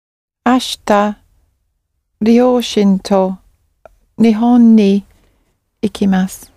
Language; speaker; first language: Japanese; non-native, learner; English